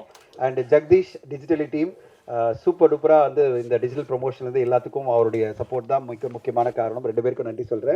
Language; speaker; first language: Tamil; native; Tamil